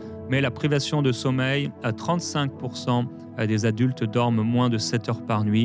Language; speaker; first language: French; native; French